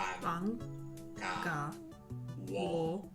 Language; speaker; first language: Korean; non-native, learner; English